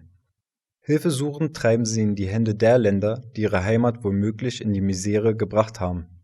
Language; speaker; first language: German; native; German